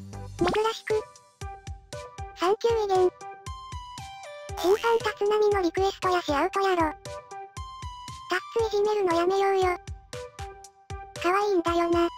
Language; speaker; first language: Japanese; native; Japanese